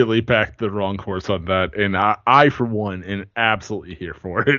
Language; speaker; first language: English; native; English